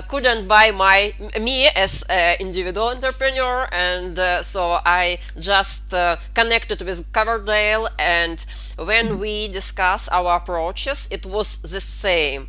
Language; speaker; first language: English; non-native, fluent; Russian